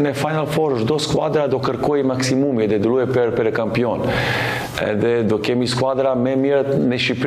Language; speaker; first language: Albanian; non-native, learner; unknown